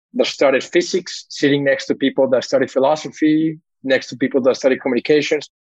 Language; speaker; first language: English; early bilingual, other home language; Spanish